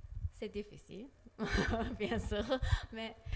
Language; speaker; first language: French; non-native, learner; Japanese